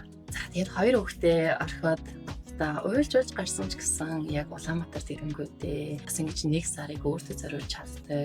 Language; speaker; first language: Mongolian; native; Mongolian